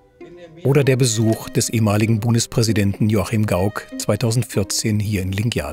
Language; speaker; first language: German; native; German